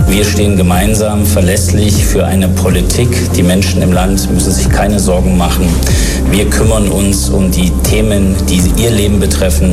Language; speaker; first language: German; native; German